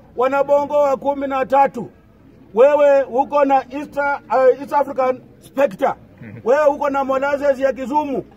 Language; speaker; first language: Swahili; non-native, local second language; Luyia